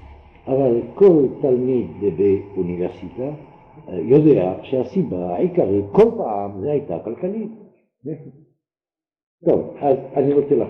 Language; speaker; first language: Hebrew; non-native, fluent; French